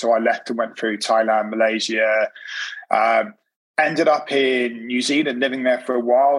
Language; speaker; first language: English; native; English